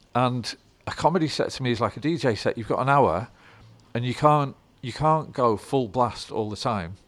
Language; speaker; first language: English; native; English